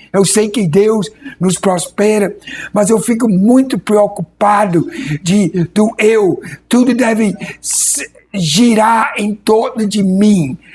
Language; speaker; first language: Portuguese; non-native, fluent; English